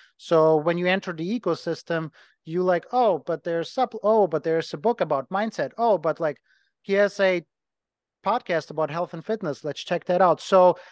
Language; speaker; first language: English; non-native, fluent; Ukrainian